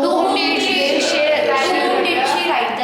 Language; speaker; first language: English; non-native, learner; Hindi